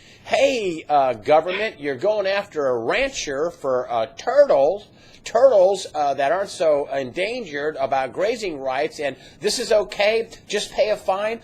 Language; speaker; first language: English; native; English